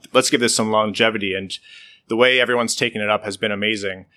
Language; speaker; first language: English; native; English